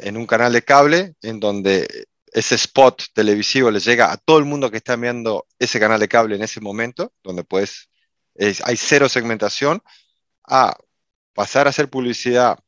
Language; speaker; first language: Spanish; native; Spanish